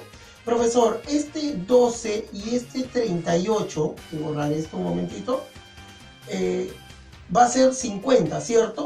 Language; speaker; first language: Spanish; native; Spanish